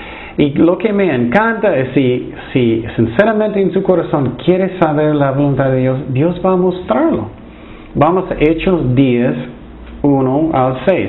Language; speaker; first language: Spanish; non-native, fluent; English